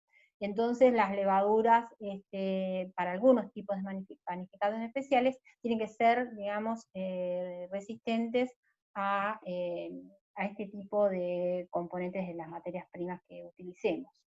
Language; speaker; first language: Spanish; native; Spanish